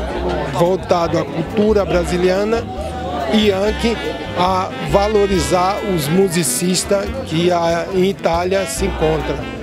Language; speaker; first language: Italian; non-native, learner; Portuguese